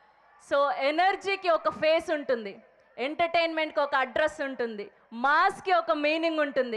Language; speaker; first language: Telugu; native; Telugu